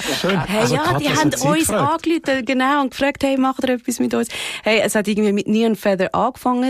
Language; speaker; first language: German; native; German